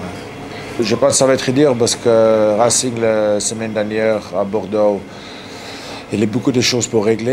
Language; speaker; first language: French; non-native, learner; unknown